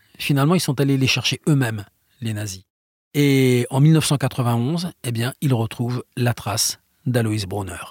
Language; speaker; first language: French; native; French